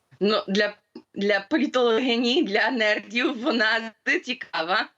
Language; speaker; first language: Ukrainian; early bilingual, heritage; Ukrainian